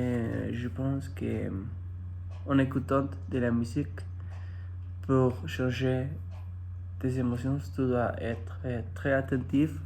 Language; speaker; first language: French; non-native, fluent; Spanish